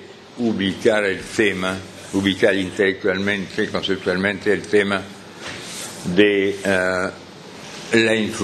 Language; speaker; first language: Spanish; non-native, fluent; French